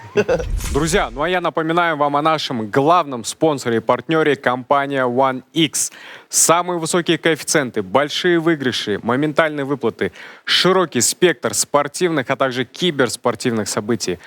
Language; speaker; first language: Russian; non-native, local second language; Kazakh